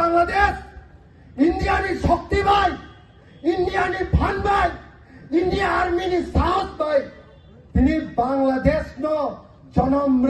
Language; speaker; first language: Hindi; non-native, local second language; Kok Borok